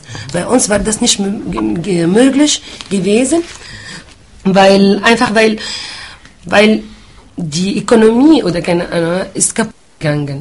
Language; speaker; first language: German; non-native, fluent; Arabic